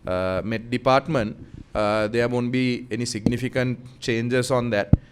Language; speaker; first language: English; non-native, local second language; Sinhala